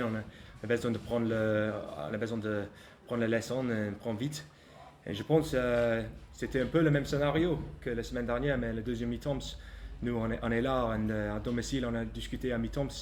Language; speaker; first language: French; non-native, learner; English